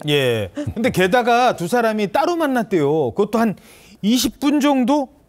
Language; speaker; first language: Korean; native; Korean